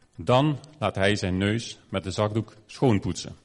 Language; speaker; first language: Dutch; native; Dutch